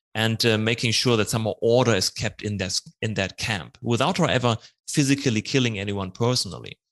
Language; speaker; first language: English; non-native, fluent; German